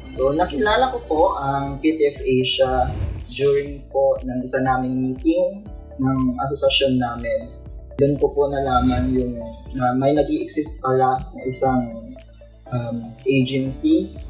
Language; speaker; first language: Filipino; non-native, local second language; Bikol